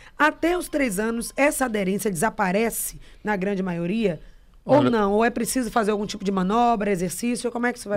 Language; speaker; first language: Portuguese; native; Portuguese